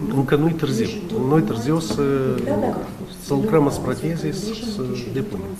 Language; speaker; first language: Romanian; native; Romanian